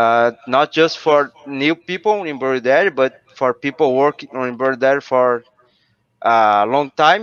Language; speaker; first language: English; non-native, learner; Portuguese